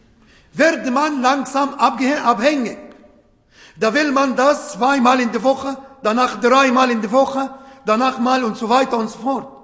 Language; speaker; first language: German; non-native, fluent; Arabic